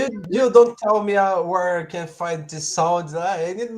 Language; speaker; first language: English; non-native, learner; Portuguese